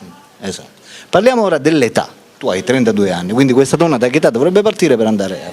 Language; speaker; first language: Italian; native; Italian